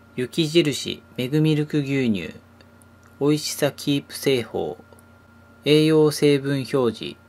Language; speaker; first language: Japanese; native; Japanese